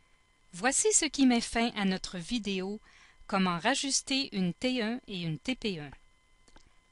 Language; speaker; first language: French; native; French